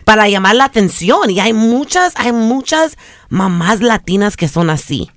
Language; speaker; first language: Spanish; early bilingual, other home language; English